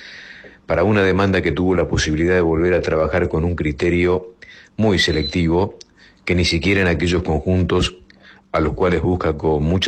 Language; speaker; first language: Spanish; native; Spanish